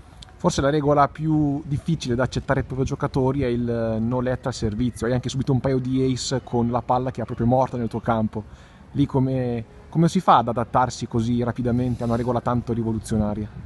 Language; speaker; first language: Italian; native; Italian